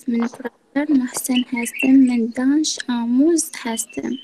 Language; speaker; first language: Persian; non-native, learner; Arabic